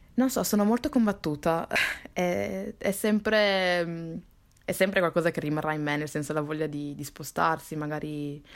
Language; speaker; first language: Italian; early bilingual, other home language; Somali